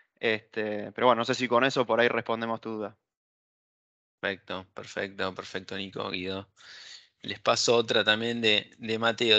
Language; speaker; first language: Spanish; native; Spanish